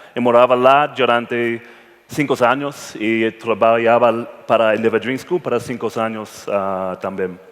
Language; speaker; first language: Portuguese; non-native, learner; English